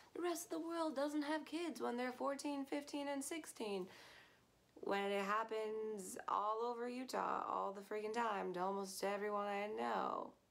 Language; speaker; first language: English; native; English